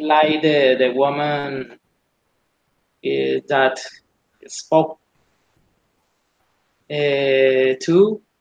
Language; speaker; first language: English; non-native, learner; Spanish